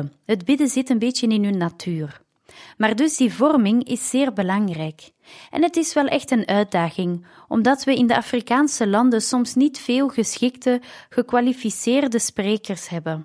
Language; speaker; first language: Dutch; native; Dutch